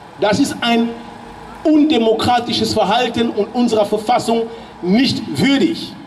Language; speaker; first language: German; early bilingual, other home language; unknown